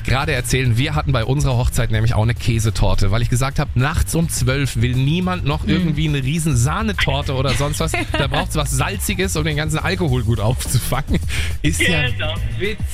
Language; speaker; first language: German; native; German